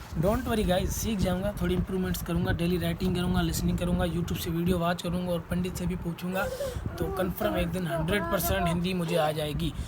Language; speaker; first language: Urdu; non-native, local second language; Sindhi